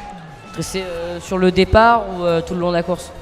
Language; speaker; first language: French; native; French